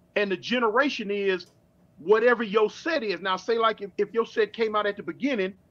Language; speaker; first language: English; native; English